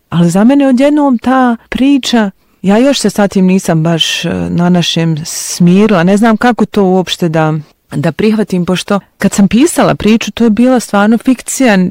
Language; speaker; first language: Bosnian; native; Bosnian